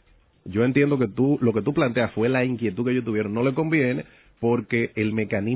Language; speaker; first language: Spanish; native; Spanish